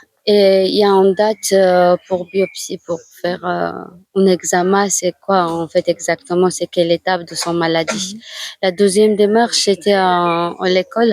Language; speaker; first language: French; non-native, fluent; Georgian